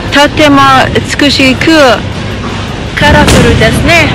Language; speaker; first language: Japanese; non-native, learner; Arabic